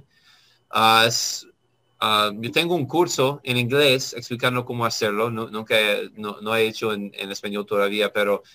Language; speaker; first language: Spanish; non-native, learner; English